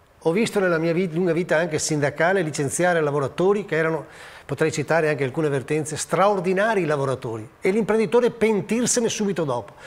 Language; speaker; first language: Italian; native; Italian